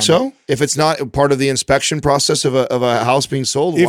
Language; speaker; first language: English; native; English